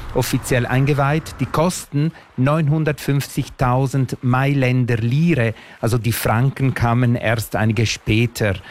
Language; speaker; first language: German; non-native, local second language; Italian